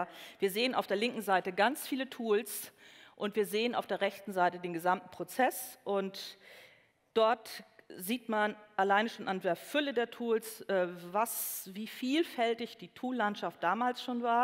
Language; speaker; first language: German; native; German